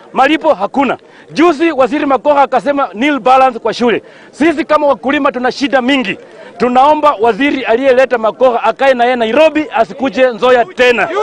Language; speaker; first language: Swahili; non-native, local second language; Luyia